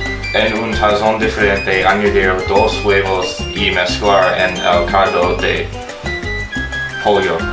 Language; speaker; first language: Spanish; non-native, learner; English